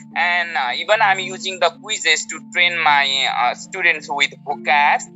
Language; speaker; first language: English; non-native, local second language; Nepali